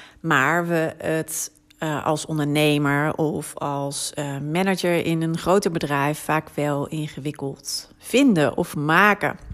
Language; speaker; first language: Dutch; native; Dutch